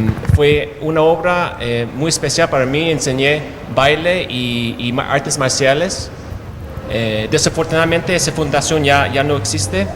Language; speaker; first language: Spanish; non-native, fluent; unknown